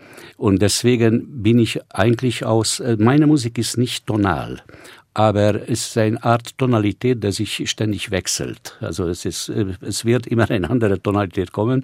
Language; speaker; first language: German; non-native, fluent; Hungarian